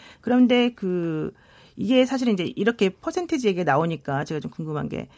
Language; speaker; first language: Korean; native; Korean